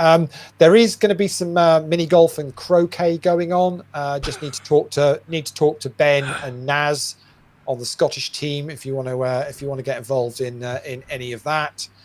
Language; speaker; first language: English; native; English